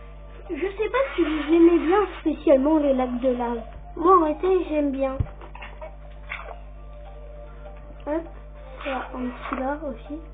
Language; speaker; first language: French; native; French